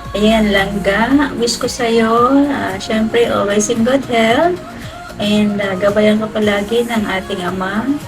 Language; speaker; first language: Filipino; non-native, local second language; Cebuano